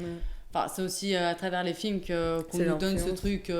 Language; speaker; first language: French; native; French